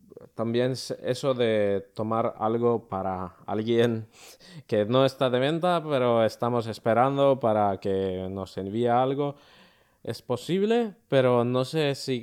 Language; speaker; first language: Spanish; early bilingual, other home language; Finnish